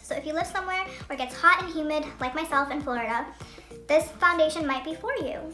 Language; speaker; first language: English; native; English